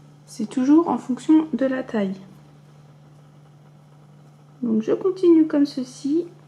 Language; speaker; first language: French; native; French